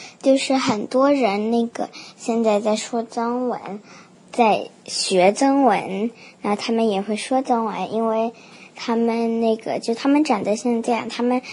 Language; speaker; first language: Chinese; early bilingual, heritage; Chinese